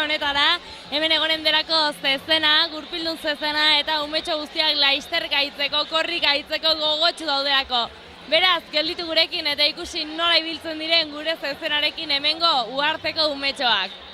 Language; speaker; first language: Basque; native; Basque